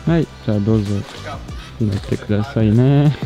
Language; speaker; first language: Japanese; non-native, learner; French